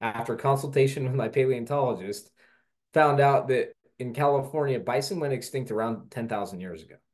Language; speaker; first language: English; native; English